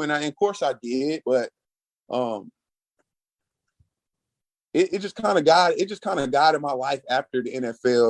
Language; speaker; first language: English; native; English